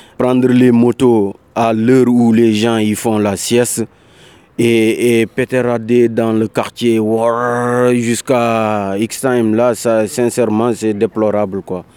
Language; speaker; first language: French; non-native, local second language; Wolof